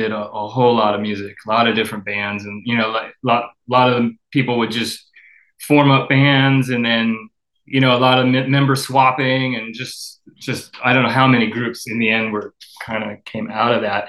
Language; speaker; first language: English; native; English